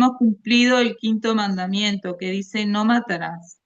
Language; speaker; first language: Spanish; native; Spanish